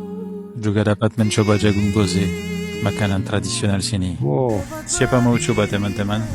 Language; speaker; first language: Indonesian; non-native, fluent; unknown